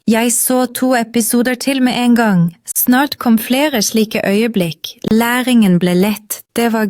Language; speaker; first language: Norwegian; non-native, fluent; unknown